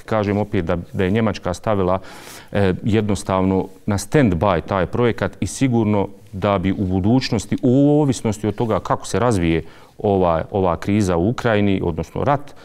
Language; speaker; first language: Serbian; native; Serbian